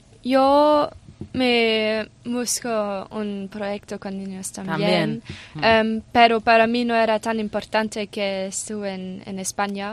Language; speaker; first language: Spanish; non-native, learner; German